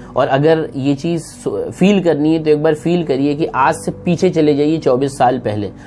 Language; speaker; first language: Hindi; native; Hindi